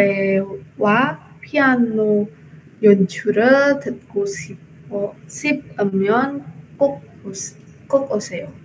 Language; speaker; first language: Korean; non-native, learner; Indonesian